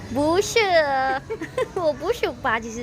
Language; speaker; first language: Chinese; non-native, learner; Kannada